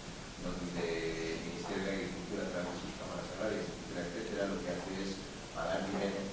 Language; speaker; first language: Spanish; native; Spanish